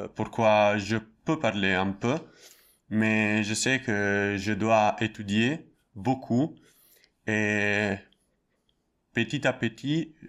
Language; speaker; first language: French; non-native, learner; Italian